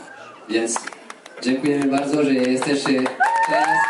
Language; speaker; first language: Polish; non-native, fluent; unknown